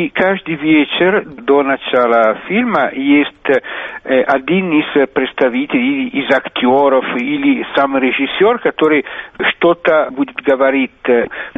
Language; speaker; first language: Russian; non-native, fluent; Italian